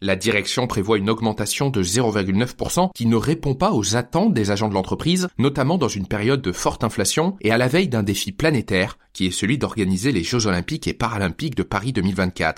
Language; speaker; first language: French; native; French